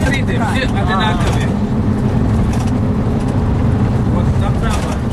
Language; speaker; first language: Russian; non-native, learner; Turkish